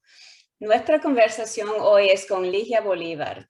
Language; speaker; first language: Spanish; early bilingual, heritage; Spanish